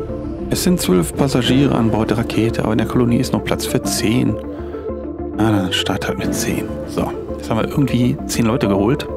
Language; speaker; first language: German; native; German